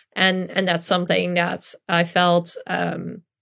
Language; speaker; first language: English; non-native, fluent; Dutch